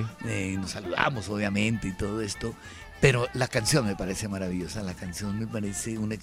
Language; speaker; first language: Spanish; native; Spanish